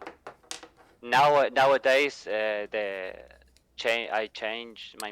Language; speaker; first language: English; non-native, learner; Spanish